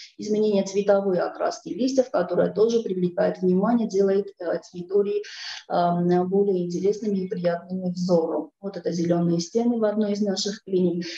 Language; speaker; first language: Russian; non-native, local second language; Armenian